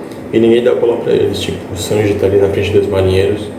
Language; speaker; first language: Portuguese; native; Portuguese